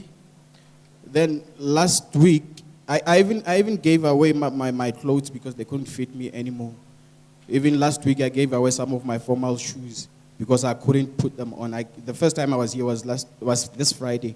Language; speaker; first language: English; non-native, local second language; Tswana